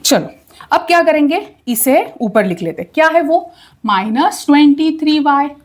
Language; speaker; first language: Hindi; non-native, local second language; Marathi